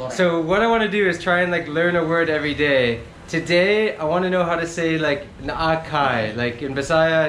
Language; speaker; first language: English; native; English